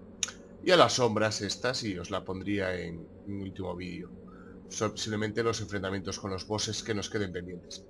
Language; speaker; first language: Spanish; native; Spanish